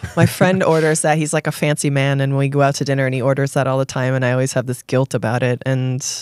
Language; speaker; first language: English; native; English